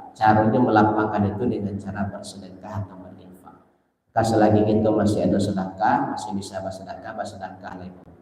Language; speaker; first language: Malay; non-native, local second language; Minangkabau